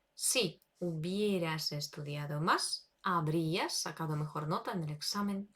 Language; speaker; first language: Spanish; non-native, fluent; Ukrainian